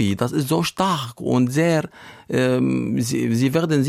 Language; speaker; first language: German; non-native, learner; Arabic